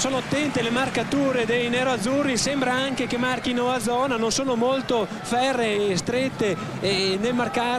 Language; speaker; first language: Italian; native; Italian